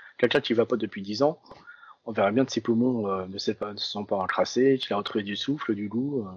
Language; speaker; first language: French; early bilingual, other home language; Vietnamese